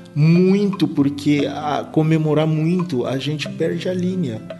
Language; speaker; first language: Portuguese; non-native, fluent; Lingala